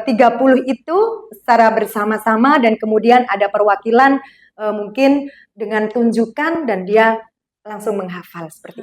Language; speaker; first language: Indonesian; non-native, local second language; Javanese